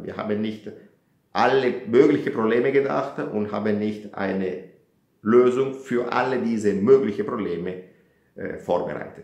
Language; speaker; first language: German; non-native, fluent; Italian